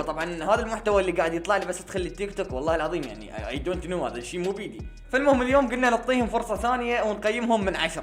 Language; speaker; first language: Arabic; native; Arabic